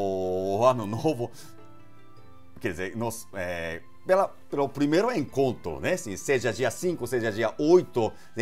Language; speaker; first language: Portuguese; non-native, fluent; Japanese